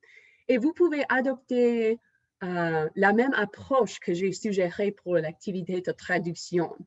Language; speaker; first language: French; non-native, fluent; English